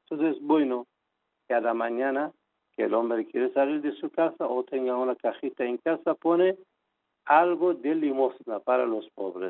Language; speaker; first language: Spanish; non-native, fluent; Persian